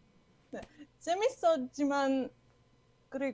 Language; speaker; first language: Korean; non-native, learner; English